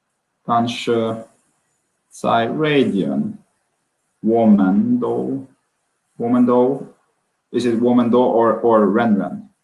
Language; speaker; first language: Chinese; non-native, learner; Swedish